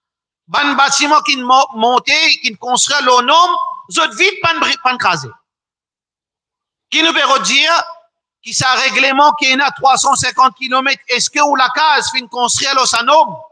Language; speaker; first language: French; non-native, local second language; Morisyen